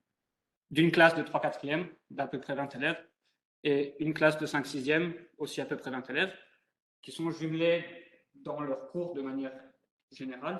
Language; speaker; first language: French; native; French